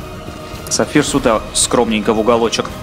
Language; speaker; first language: Russian; native; Russian